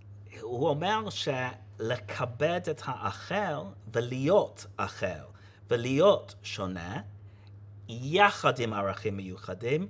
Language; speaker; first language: Hebrew; non-native, fluent; English